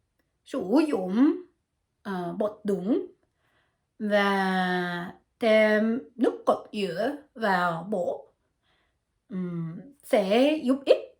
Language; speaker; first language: Vietnamese; non-native, learner; French